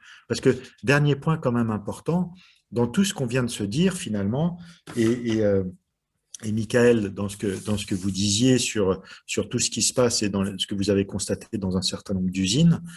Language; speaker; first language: French; native; French